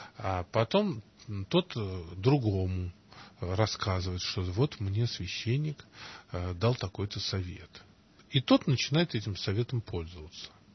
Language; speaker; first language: Russian; native; Russian